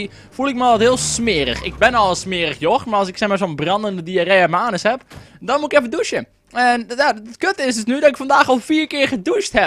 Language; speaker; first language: Dutch; native; Dutch